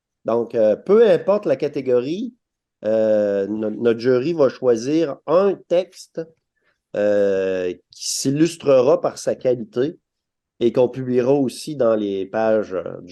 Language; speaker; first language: French; native; French